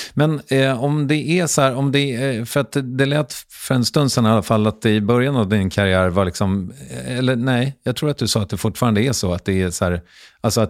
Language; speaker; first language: Swedish; native; Swedish